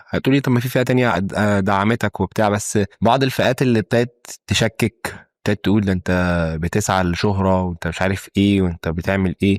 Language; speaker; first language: Arabic; native; Arabic